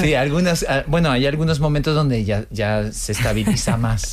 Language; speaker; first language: Spanish; non-native, fluent; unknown